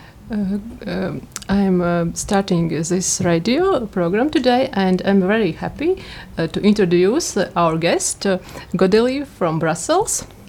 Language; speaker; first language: English; non-native, learner; Latvian